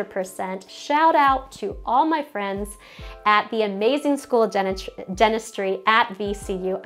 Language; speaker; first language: English; native; English